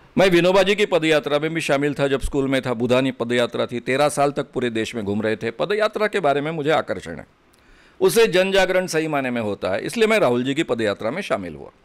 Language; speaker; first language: Hindi; non-native, local second language; Marathi